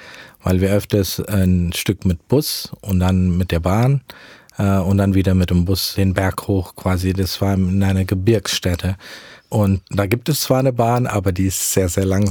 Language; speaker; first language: German; early bilingual, heritage; German